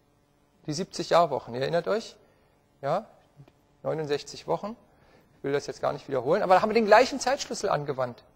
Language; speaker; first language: German; native; German